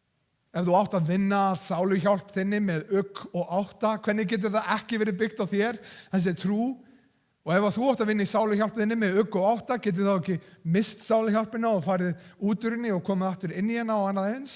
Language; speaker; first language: Icelandic; non-native, fluent; English